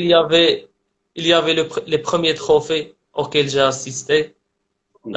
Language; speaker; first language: French; non-native, local second language; Arabic